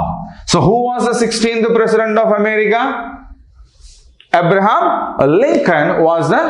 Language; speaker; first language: English; non-native, local second language; Telugu